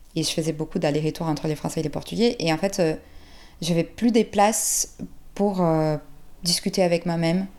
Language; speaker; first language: French; non-native, fluent; Portuguese